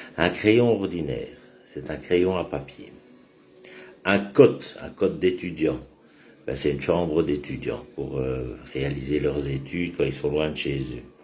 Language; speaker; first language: French; native; French